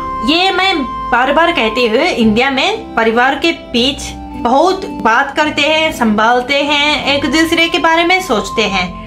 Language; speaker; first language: Hindi; non-native, fluent; Japanese